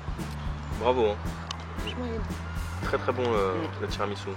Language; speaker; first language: French; native; French